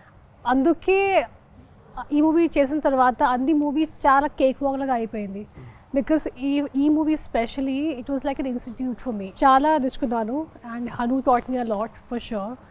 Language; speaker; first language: Telugu; non-native, local second language; Hindi